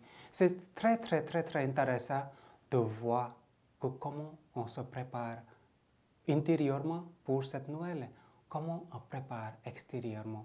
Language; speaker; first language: French; non-native, fluent; Bangla